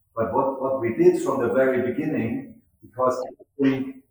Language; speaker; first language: English; non-native, fluent; German